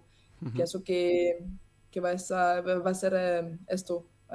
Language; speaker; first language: Spanish; non-native, learner; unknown